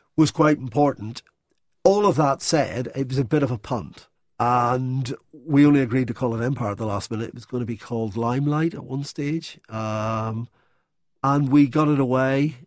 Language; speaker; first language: English; native; English